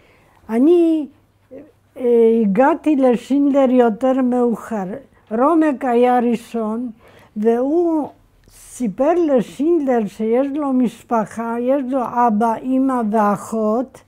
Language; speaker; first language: Hebrew; non-native, fluent; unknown